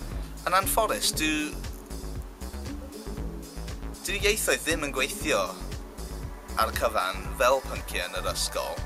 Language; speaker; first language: Welsh; non-native, local second language; English